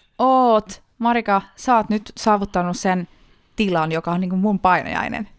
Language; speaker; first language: Finnish; early bilingual, heritage; Finnish